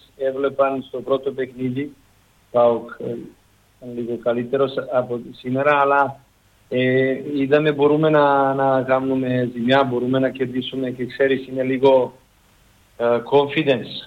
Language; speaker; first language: Greek; non-native, learner; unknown